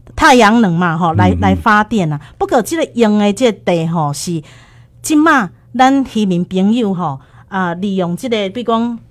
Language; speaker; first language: Chinese; native; Chinese